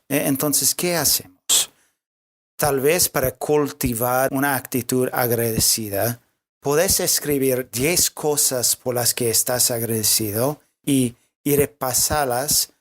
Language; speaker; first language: Spanish; non-native, fluent; English